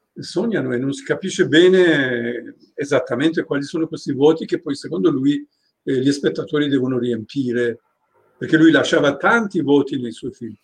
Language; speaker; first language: Italian; non-native, fluent; Persian